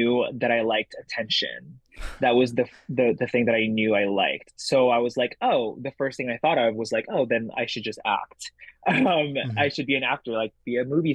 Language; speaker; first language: English; early bilingual, other home language; Indonesian